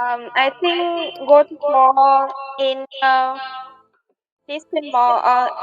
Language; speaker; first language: English; non-native, learner; Vietnamese